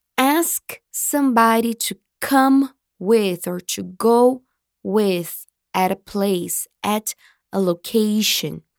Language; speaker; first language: English; non-native, fluent; Portuguese